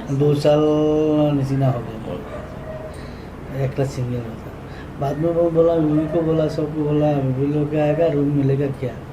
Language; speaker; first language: Hindi; non-native, local second language; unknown